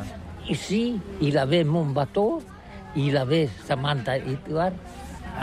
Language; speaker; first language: French; non-native, learner; Catalan